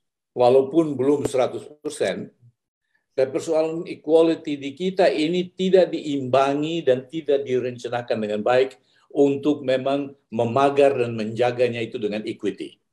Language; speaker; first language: Malay; native; Malay